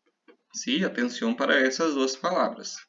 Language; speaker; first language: Spanish; non-native, fluent; Portuguese